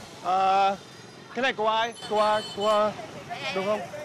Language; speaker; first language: Vietnamese; non-native, learner; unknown